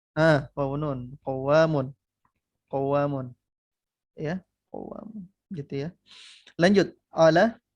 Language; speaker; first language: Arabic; non-native, fluent; Indonesian